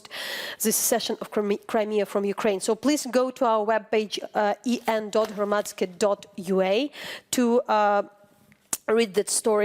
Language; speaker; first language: English; non-native, fluent; Ukrainian